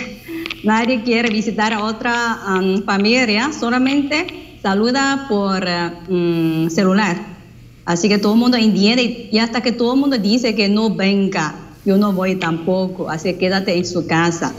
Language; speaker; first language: Spanish; non-native, fluent; Chinese